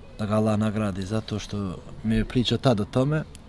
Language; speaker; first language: Serbian; non-native, local second language; Albanian